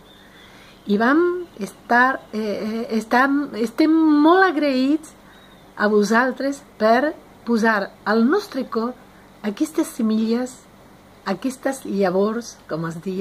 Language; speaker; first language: Catalan; non-native, fluent; Spanish